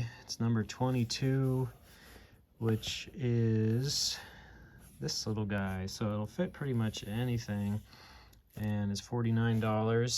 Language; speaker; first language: English; native; English